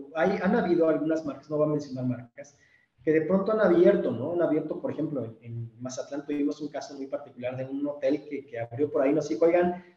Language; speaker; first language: Spanish; native; Spanish